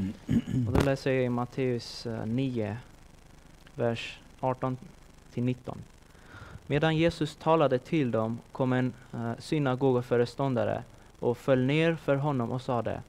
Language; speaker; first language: Swedish; non-native, fluent; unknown